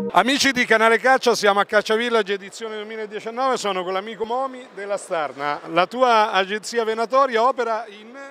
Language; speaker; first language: Italian; native; Italian